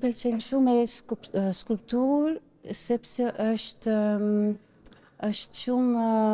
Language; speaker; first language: Albanian; non-native, learner; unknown